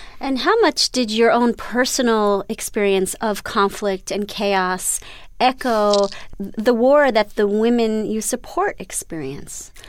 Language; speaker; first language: English; native; English